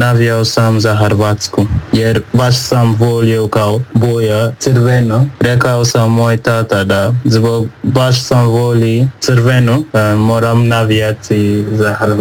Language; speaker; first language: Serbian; non-native, learner; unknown